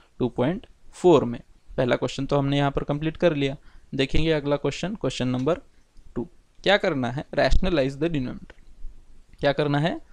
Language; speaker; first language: Hindi; non-native, local second language; Marathi